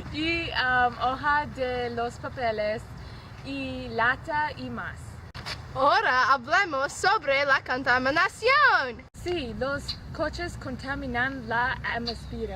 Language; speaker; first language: Spanish; non-native, learner; English